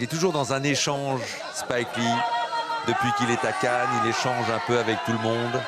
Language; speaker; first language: French; native; French